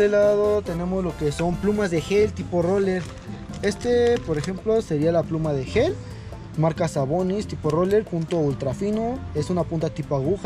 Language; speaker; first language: Spanish; native; Spanish